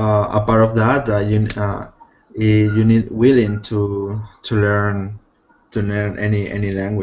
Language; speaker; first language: English; non-native, fluent; Spanish